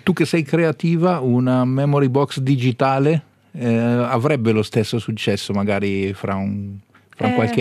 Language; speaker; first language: Italian; native; Italian